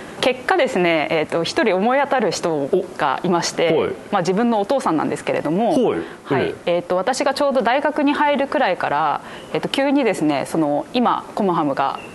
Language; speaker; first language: Japanese; native; Japanese